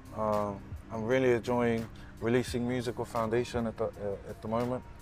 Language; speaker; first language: English; native; English